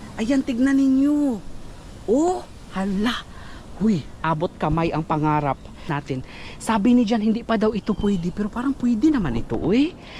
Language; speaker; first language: Filipino; non-native, local second language; Cebuano